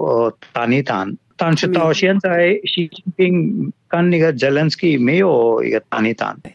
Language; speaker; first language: Chinese; non-native, fluent; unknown